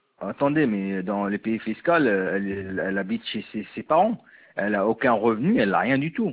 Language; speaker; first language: French; non-native, local second language; Arabic